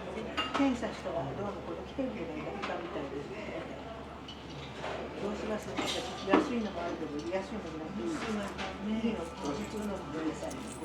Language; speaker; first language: Japanese; native; Japanese